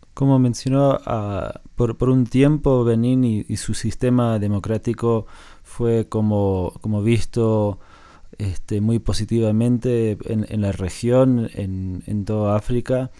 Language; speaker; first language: Spanish; non-native, fluent; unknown